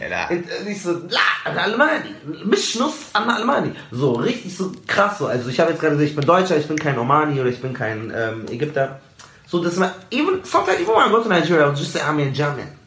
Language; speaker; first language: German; early bilingual, other home language; Arabic